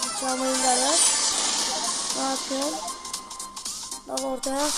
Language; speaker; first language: Turkish; native; Turkish